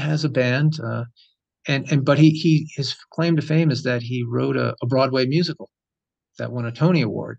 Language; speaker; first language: English; native; English